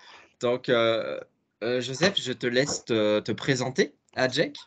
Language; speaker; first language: French; native; French